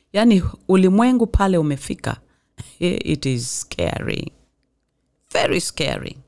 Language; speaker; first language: English; non-native, local second language; Swahili